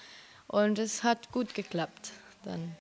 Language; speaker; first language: German; non-native, learner; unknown